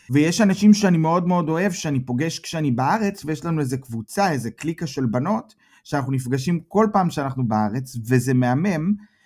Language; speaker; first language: Hebrew; native; Hebrew